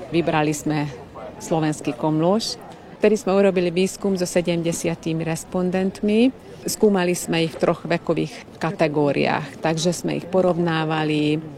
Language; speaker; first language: Slovak; early bilingual, heritage; Slovak